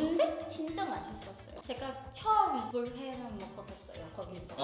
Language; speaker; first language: Korean; non-native, fluent; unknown